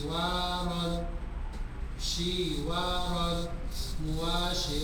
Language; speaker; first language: Arabic; non-native, learner; Indonesian